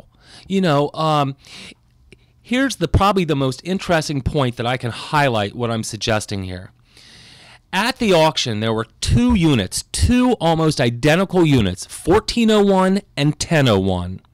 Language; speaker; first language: English; native; English